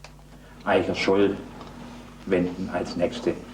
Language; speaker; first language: German; native; German